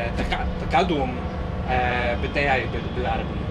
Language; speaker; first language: Arabic; non-native, learner; English